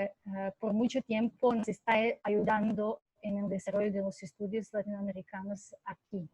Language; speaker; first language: Spanish; non-native, fluent; Serbian